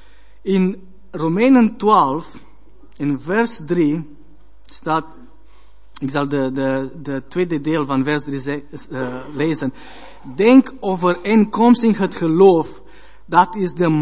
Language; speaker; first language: Dutch; non-native, learner; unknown